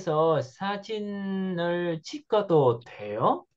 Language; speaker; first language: Korean; non-native, fluent; Vietnamese